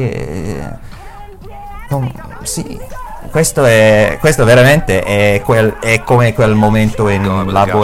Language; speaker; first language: Italian; non-native, learner; English